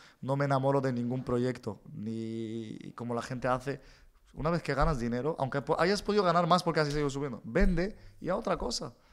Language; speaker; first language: Spanish; native; Spanish